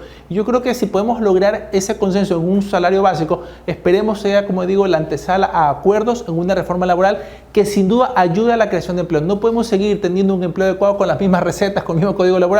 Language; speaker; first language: Spanish; native; Spanish